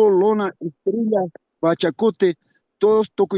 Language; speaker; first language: Spanish; non-native, local second language; Quechua